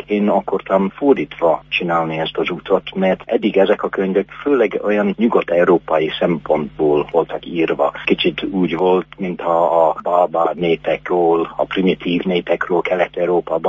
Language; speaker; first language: Hungarian; non-native, fluent; English